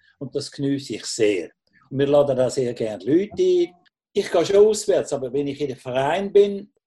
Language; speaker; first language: German; native; German